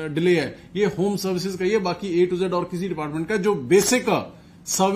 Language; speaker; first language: Hindi; non-native, local second language; Punjabi